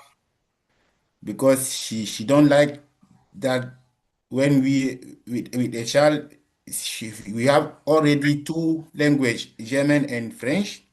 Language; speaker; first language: English; non-native, learner; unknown